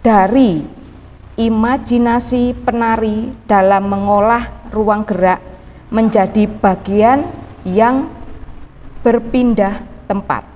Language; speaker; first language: Malay; native; Malay